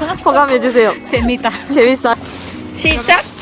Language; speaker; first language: Korean; non-native, learner; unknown